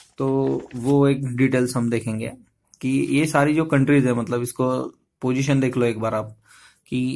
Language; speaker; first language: Hindi; non-native, local second language; Marathi